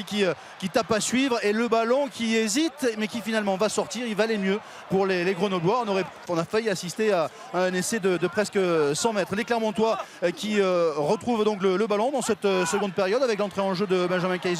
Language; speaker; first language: French; native; French